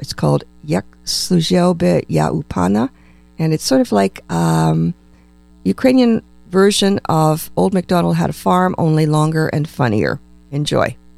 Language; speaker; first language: English; native; English